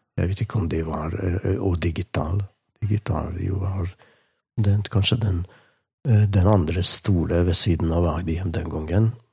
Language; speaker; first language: Norwegian; non-native, fluent; Hungarian